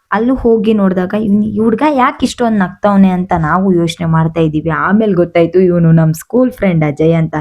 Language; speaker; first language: Kannada; non-native, local second language; Lambadi